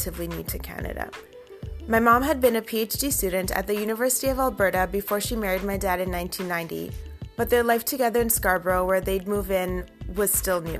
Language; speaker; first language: English; early bilingual, other home language; Urdu